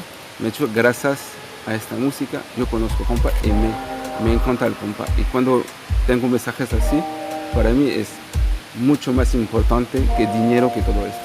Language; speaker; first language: Spanish; non-native, fluent; Portuguese